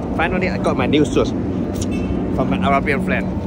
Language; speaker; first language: English; non-native, learner; Cantonese